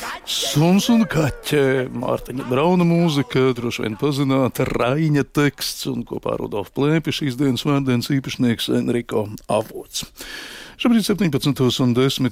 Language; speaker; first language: Latvian; native; Latvian